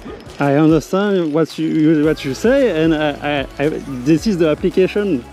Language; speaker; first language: English; non-native, learner; French